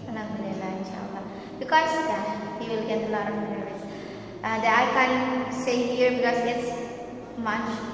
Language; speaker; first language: English; non-native, learner; Indonesian